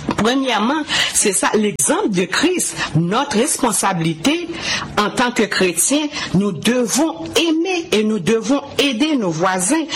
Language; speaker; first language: French; non-native, local second language; Haitian Creole